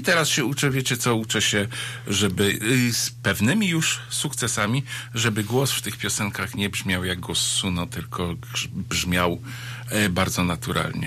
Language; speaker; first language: Polish; native; Polish